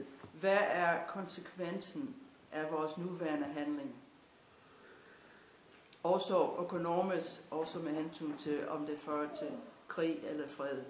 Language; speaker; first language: Danish; non-native, fluent; English